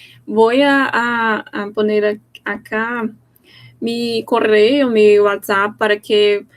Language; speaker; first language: Spanish; non-native, fluent; Portuguese